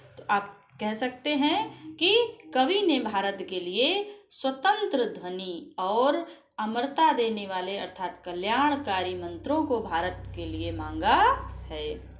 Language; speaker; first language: Hindi; native; Hindi